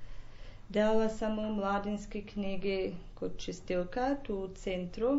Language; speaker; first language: Slovenian; non-native, local second language; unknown